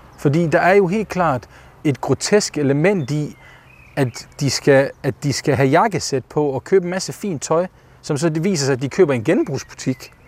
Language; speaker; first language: Danish; early bilingual, other home language; Bosnian